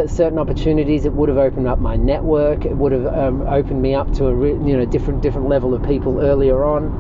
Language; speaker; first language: English; native; English